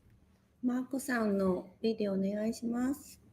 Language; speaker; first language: Japanese; non-native, local second language; Chinese